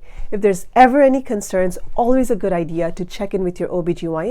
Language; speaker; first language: English; native; English